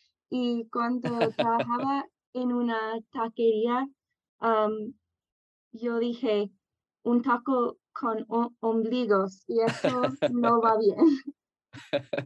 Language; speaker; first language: Spanish; non-native, learner; English